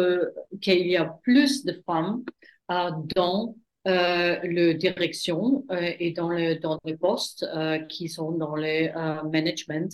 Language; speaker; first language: French; non-native, fluent; German